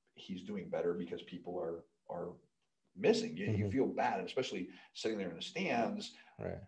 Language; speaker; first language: English; native; English